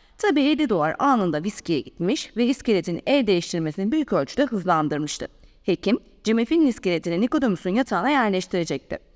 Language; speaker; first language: Turkish; native; Turkish